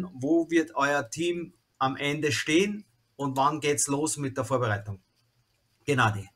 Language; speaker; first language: German; native; German